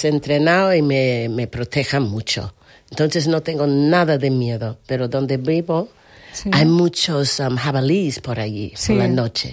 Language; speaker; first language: Spanish; non-native, fluent; English